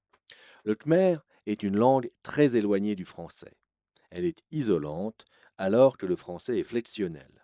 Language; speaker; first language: French; native; French